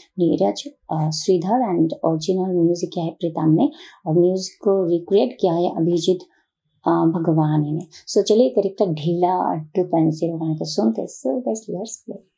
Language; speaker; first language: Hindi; non-native, learner; Bangla